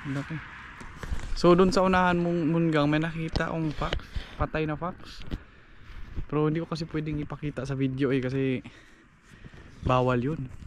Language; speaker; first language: Filipino; non-native, local second language; Cebuano